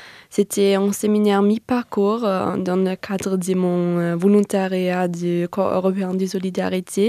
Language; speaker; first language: French; non-native, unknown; German